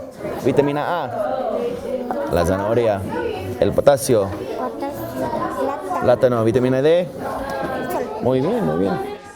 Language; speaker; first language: Spanish; non-native, learner; English